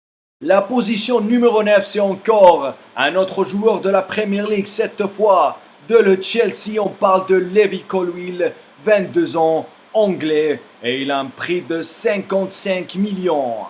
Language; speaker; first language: French; non-native, fluent; Spanish